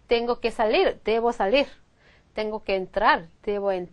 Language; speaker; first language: Spanish; non-native, fluent; Korean